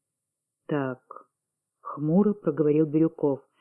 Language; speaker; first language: Russian; native; Russian